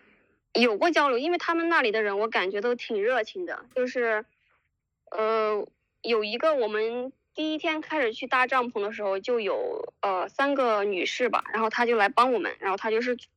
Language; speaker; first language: Chinese; native; Chinese